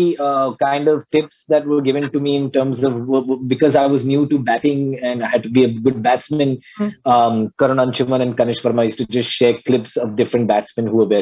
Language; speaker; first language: English; native; English